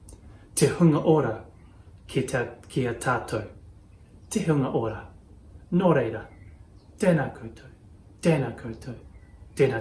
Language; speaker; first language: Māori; non-native, local second language; English